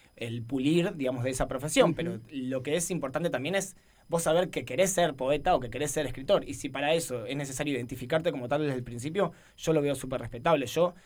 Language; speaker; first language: Spanish; native; Spanish